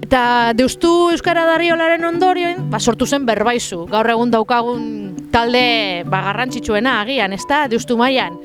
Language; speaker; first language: Basque; non-native, local second language; Spanish